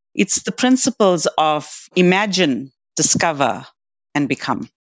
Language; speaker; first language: English; native; English